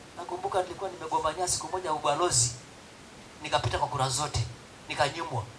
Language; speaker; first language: Swahili; non-native, local second language; Masai